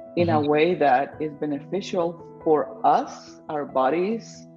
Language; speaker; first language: English; non-native, fluent; Spanish